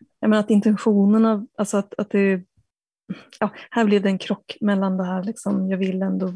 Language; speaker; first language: Swedish; native; Swedish